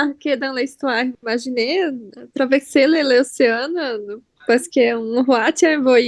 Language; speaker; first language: French; non-native, learner; Portuguese